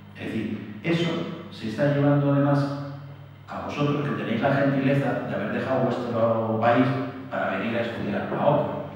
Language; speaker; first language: Spanish; native; Spanish